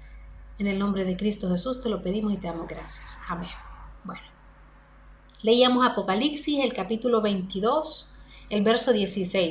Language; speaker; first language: Spanish; native; Spanish